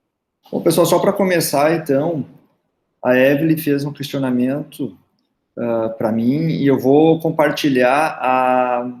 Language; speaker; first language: Portuguese; native; Portuguese